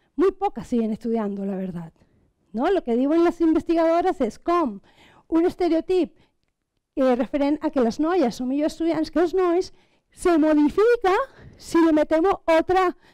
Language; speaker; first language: Spanish; non-native, local second language; Catalan